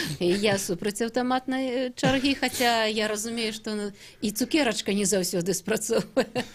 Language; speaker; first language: Belarusian; native; Belarusian